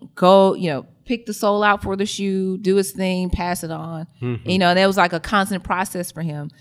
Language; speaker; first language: English; native; English